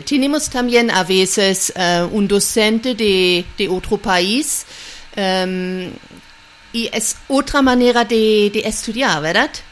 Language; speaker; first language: Spanish; non-native, fluent; German